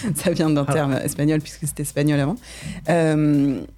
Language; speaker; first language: French; native; French